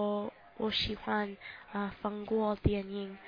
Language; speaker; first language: Chinese; non-native, learner; English